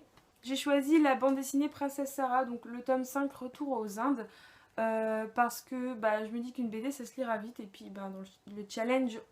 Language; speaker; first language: French; native; French